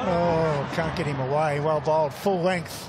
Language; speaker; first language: English; native; English